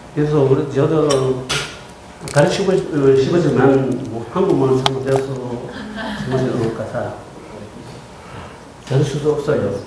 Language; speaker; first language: Korean; non-native, learner; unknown